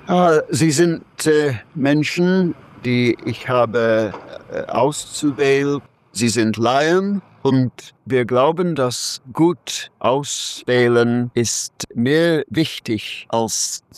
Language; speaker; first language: German; non-native, learner; English